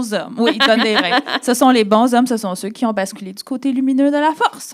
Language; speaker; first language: French; native; French